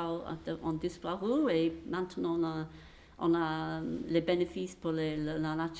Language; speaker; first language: French; non-native, fluent; English